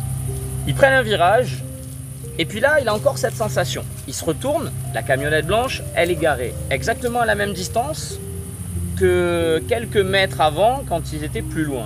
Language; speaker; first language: French; native; French